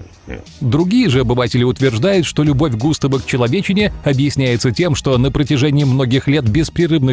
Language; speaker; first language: Russian; native; Russian